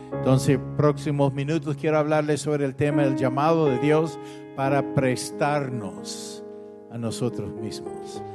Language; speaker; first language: Spanish; non-native, fluent; English